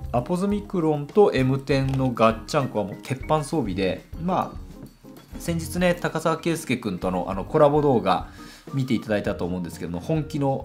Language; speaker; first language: Japanese; native; Japanese